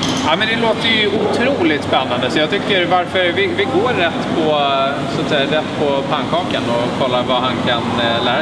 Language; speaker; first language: Swedish; native; Swedish